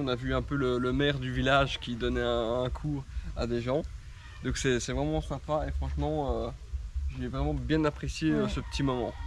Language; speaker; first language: French; native; French